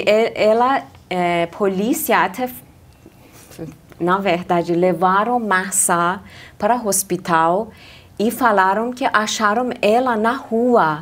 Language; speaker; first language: Portuguese; non-native, learner; Persian